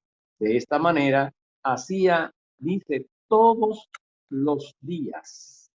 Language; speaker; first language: Spanish; native; Spanish